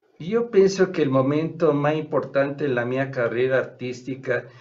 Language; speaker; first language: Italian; non-native, learner; Spanish